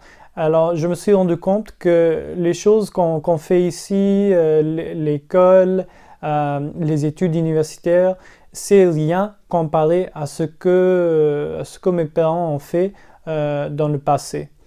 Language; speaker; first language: French; non-native, local second language; English